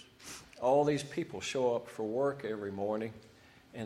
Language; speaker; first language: English; native; English